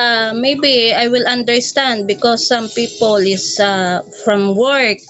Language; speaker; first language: English; non-native, local second language; Filipino